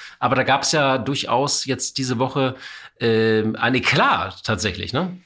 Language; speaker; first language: German; native; German